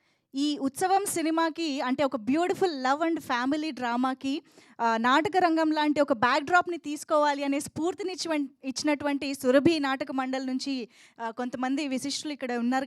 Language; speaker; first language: Telugu; native; Telugu